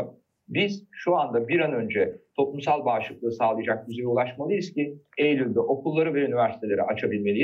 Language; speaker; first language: Turkish; native; Turkish